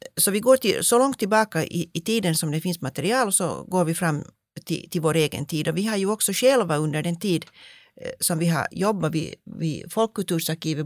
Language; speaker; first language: Swedish; native; Swedish